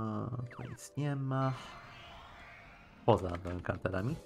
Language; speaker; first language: Polish; native; Polish